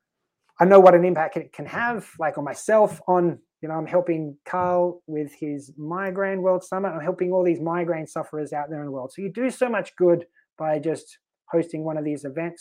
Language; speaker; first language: English; native; English